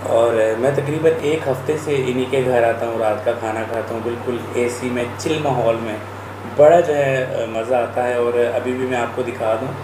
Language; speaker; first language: Urdu; non-native, local second language; Punjabi